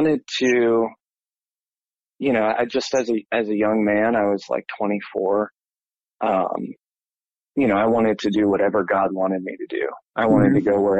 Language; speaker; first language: English; native; English